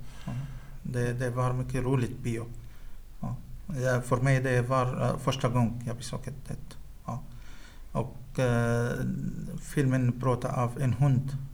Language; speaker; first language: Swedish; non-native, learner; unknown